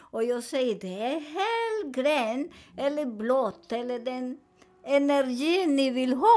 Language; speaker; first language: Swedish; non-native, fluent; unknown